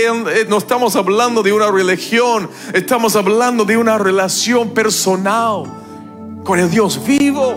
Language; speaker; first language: Spanish; non-native, fluent; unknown